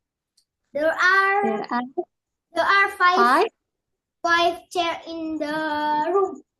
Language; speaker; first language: English; non-native, learner; Indonesian